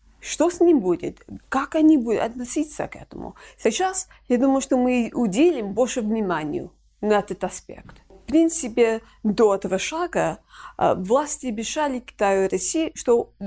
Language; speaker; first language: Russian; non-native, fluent; English